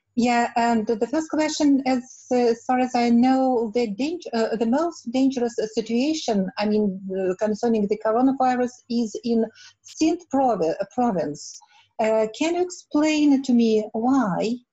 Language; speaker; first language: English; non-native, fluent; Russian